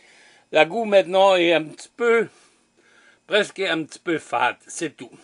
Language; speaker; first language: French; non-native, learner; German